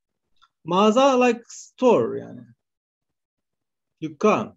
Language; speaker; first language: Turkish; non-native, fluent; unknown